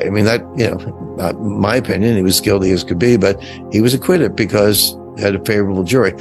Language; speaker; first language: English; native; English